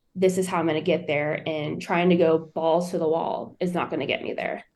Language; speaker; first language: English; native; English